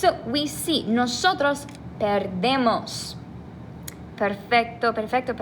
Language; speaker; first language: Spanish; non-native, fluent; English